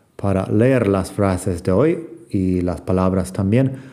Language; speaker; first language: Spanish; non-native, fluent; English